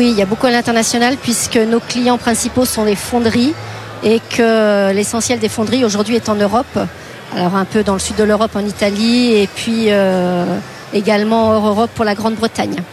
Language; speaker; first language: French; native; French